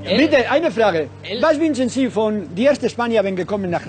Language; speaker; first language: German; non-native, learner; Spanish